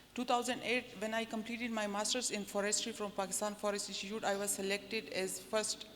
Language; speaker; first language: English; non-native, local second language; Pashto